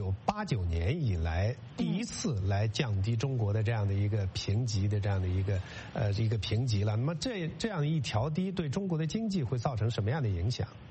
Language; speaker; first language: Chinese; native; Chinese